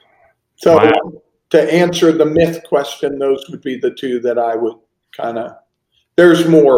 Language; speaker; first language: English; native; English